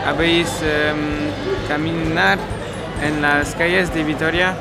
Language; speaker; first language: Spanish; non-native, learner; French